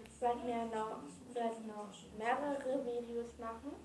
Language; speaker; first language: German; native; German